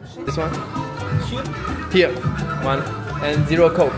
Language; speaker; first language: English; non-native, learner; Chinese